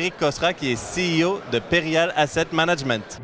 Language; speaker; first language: French; native; French